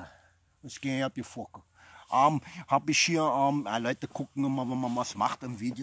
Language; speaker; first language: German; non-native, fluent; English